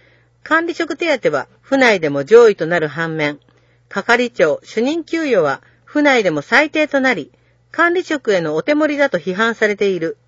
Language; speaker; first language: Japanese; native; Japanese